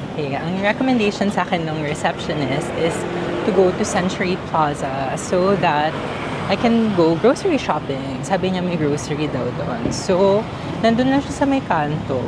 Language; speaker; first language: Filipino; native; Filipino